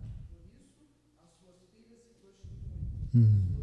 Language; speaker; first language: Portuguese; native; Portuguese